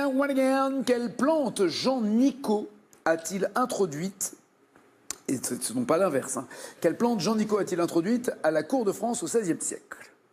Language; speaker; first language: French; native; French